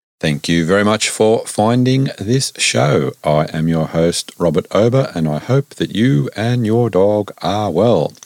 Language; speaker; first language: English; native; English